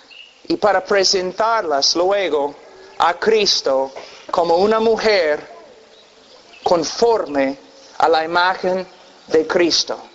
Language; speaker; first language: Spanish; non-native, fluent; English